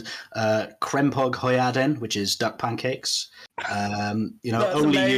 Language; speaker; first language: English; native; English